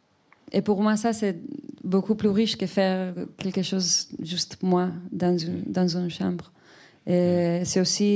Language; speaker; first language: French; non-native, fluent; Spanish